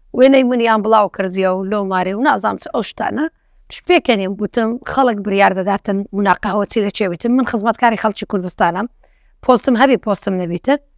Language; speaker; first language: Central Kurdish; non-native, local second language; Turkish